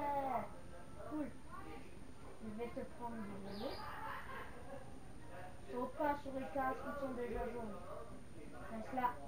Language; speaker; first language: French; native; French